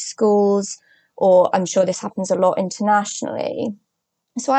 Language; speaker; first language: English; native; English